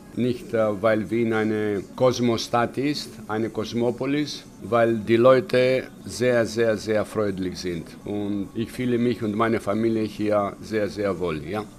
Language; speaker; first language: German; non-native, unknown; Greek